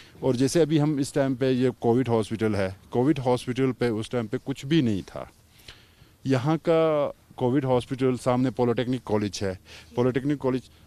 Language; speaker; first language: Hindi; non-native, local second language; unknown